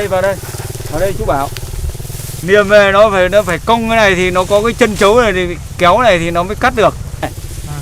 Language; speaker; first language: Vietnamese; native; Vietnamese